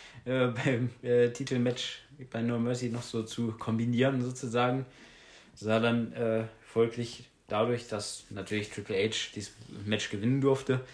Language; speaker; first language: German; native; German